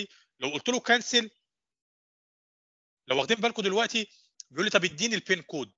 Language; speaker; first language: Arabic; native; Arabic